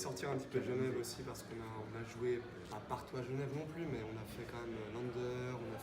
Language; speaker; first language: French; native; French